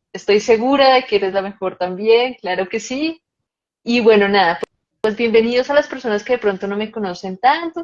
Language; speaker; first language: Spanish; native; Spanish